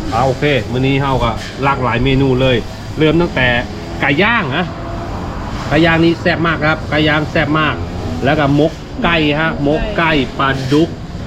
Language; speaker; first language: Thai; native; Thai